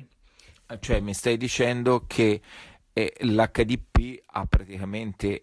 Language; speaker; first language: Italian; native; Italian